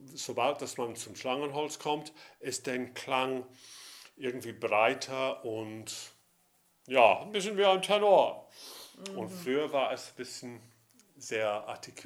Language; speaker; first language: German; non-native, fluent; English